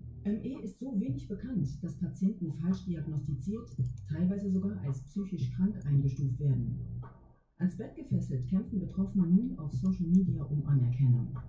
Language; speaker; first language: German; native; German